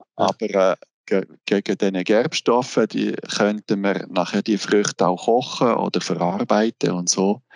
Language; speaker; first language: German; non-native, local second language; French